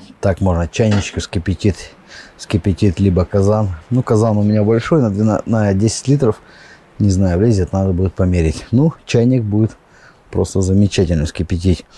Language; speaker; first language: Russian; native; Russian